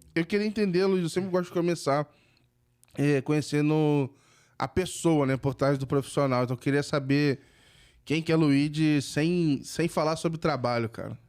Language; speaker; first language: Portuguese; native; Portuguese